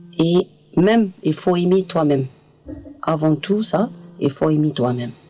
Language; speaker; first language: French; non-native, local second language; Arabic